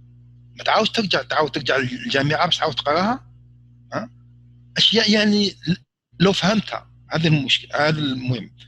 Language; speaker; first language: Arabic; native; Arabic